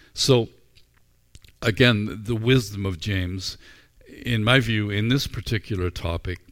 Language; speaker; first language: English; native; English